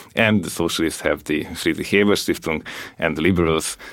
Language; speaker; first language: English; non-native, fluent; Hungarian